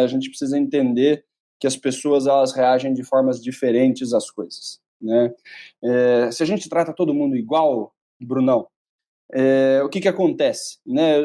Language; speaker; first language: Portuguese; native; Portuguese